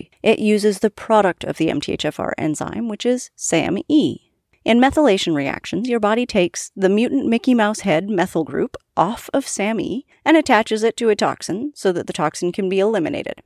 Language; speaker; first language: English; native; English